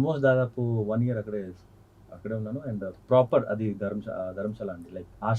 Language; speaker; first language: Telugu; non-native, local second language; Hindi